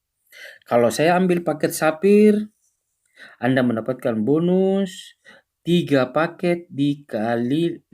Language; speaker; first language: Indonesian; native; Indonesian